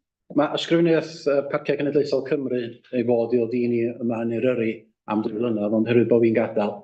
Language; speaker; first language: Welsh; native; Welsh